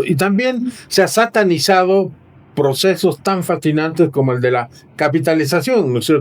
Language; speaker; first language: Spanish; native; Spanish